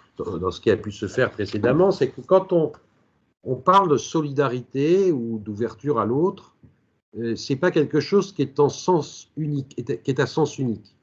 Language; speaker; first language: French; native; French